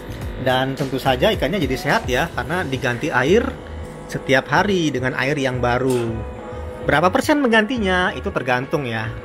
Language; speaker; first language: Indonesian; native; Indonesian